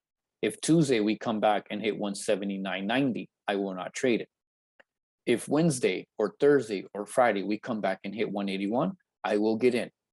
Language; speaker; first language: English; native; English